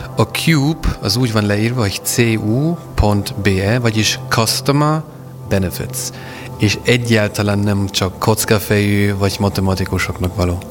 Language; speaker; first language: Hungarian; non-native, fluent; German